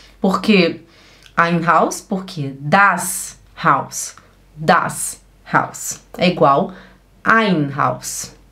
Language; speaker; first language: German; non-native, fluent; Portuguese